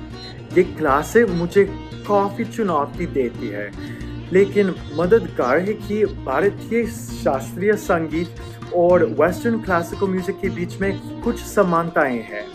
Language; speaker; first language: Hindi; non-native, fluent; English